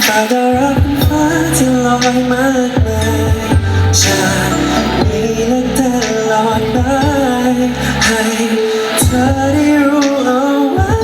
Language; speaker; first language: Thai; native; Thai